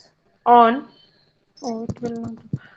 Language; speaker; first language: English; non-native, learner; Hindi